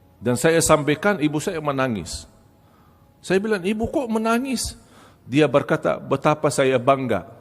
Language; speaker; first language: Malay; non-native, fluent; Arabic